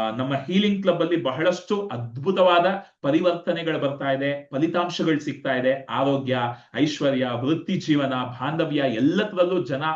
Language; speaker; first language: Kannada; native; Kannada